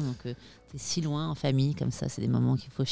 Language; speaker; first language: French; native; French